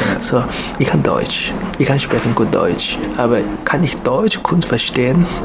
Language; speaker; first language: German; non-native, learner; Chinese